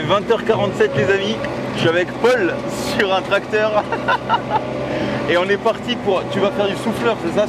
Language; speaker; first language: French; native; French